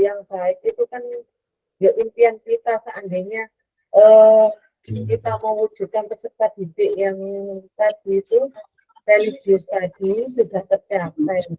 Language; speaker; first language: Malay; non-native, local second language; Javanese